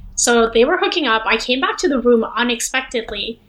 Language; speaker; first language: English; non-native, local second language; Hindi